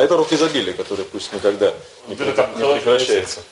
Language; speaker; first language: Russian; native; Russian